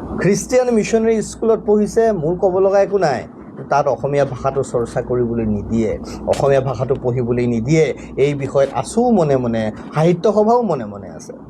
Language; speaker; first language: Assamese; native; Assamese